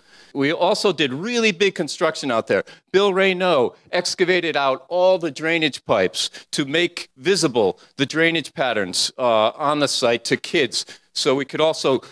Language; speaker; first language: English; native; English